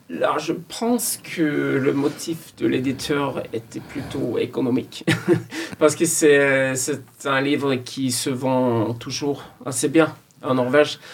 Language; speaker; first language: French; non-native, fluent; Norwegian